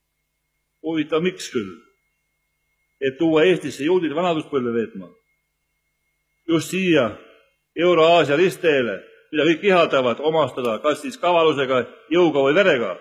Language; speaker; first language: Estonian; native; Estonian